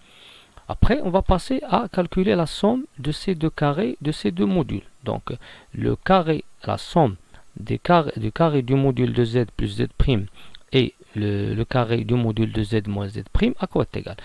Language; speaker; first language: French; non-native, local second language; Arabic